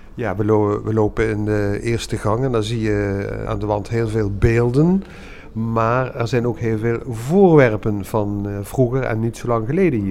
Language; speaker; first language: Dutch; native; Dutch